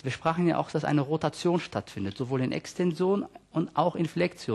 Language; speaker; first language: German; native; German